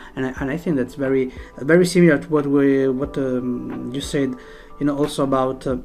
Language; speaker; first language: English; non-native, fluent; Italian